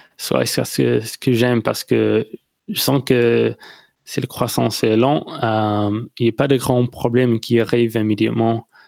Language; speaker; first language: French; non-native, learner; English